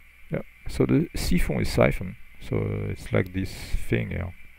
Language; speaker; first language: English; non-native, fluent; French